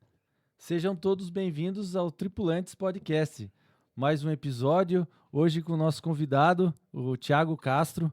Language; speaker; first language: Portuguese; native; Portuguese